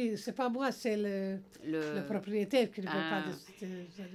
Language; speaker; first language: French; non-native, learner; English